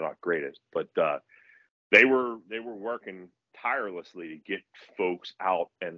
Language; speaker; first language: English; native; English